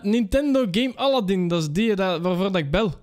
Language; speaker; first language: Dutch; native; Dutch